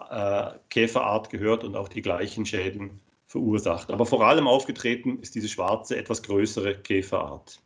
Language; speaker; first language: German; native; German